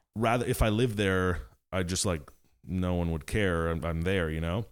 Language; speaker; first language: English; native; English